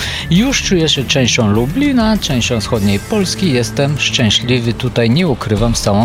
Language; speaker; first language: Polish; non-native, fluent; Bulgarian